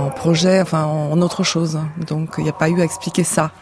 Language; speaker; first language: French; non-native, fluent; Bulgarian